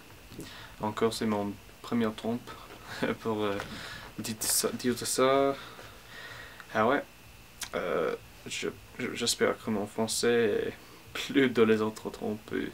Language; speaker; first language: French; non-native, learner; English